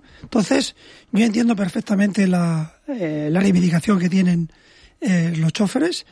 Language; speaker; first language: Spanish; native; Spanish